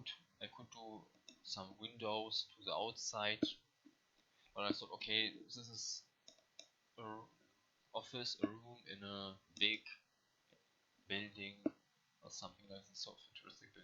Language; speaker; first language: English; non-native, learner; German